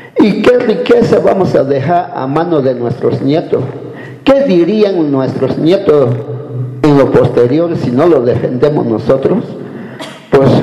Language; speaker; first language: Spanish; non-native, local second language; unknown